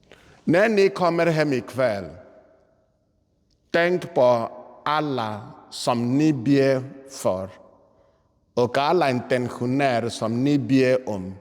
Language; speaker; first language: Swedish; non-native, fluent; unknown